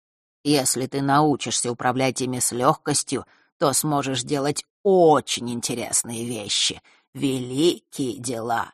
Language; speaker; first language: Russian; native; Russian